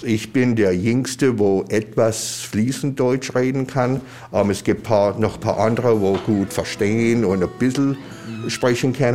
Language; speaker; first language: German; early bilingual, heritage; German